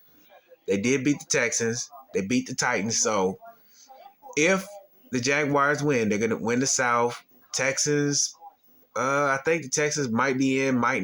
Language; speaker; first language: English; native; English